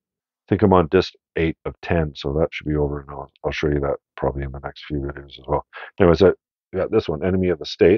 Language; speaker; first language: English; native; English